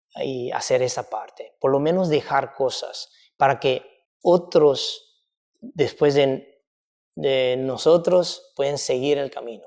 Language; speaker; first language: Spanish; non-native, fluent; Chinese